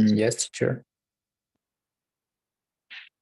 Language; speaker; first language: English; non-native, learner; Spanish